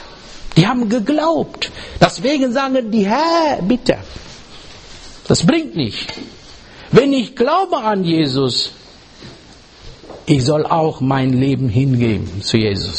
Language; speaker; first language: German; non-native, learner; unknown